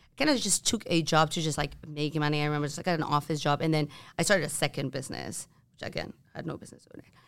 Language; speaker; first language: English; non-native, fluent; Spanish